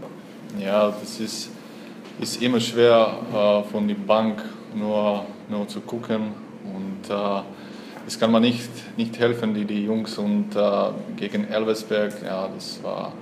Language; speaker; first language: German; non-native, fluent; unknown